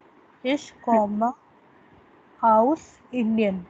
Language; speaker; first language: German; non-native, learner; Hindi